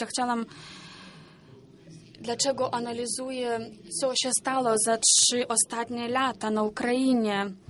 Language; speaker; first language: Polish; non-native, learner; Ukrainian